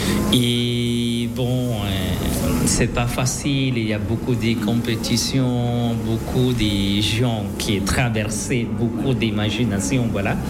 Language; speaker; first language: French; non-native, learner; Spanish